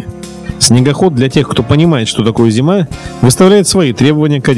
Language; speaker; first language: Russian; native; Russian